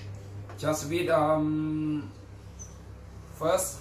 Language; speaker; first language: English; non-native, learner; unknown